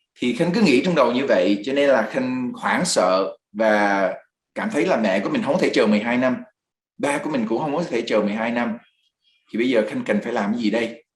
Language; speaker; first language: Vietnamese; early bilingual, other home language; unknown